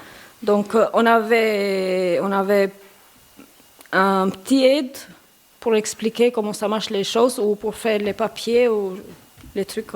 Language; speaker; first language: French; non-native, learner; Albanian